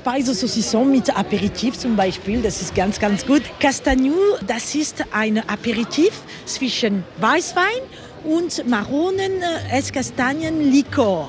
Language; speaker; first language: German; non-native, learner; French